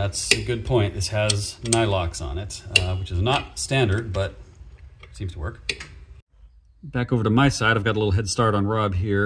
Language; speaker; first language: English; native; English